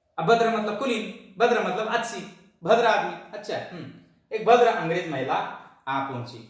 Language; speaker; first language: Hindi; non-native, local second language; Marathi